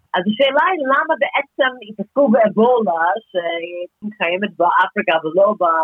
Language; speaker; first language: Hebrew; non-native, fluent; English